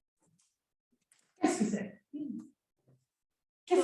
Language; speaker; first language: French; non-native, fluent; English